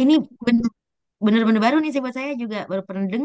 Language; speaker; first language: Indonesian; native; Indonesian